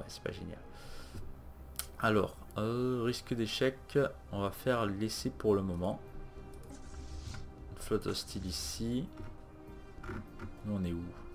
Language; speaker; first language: French; native; French